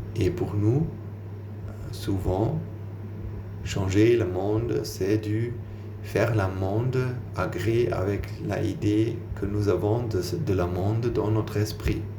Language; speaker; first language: French; non-native, learner; German